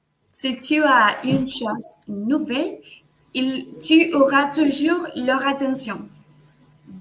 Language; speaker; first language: French; non-native, fluent; Spanish